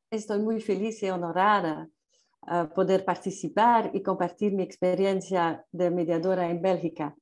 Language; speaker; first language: Spanish; non-native, learner; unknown